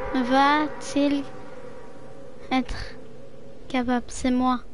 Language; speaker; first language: French; native; French